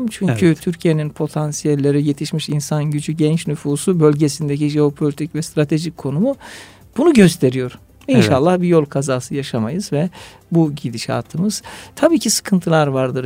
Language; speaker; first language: Turkish; native; Turkish